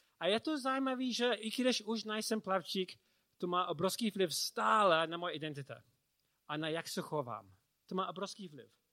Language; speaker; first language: Czech; non-native, learner; English